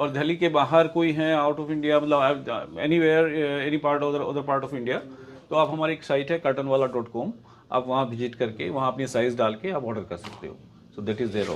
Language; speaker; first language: Hindi; native; Hindi